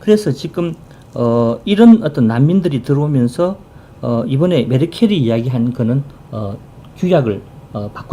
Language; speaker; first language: Korean; native; Korean